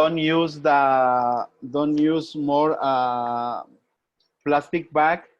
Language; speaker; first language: English; non-native, learner; Spanish